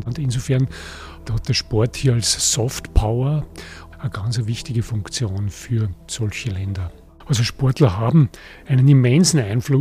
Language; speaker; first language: German; native; German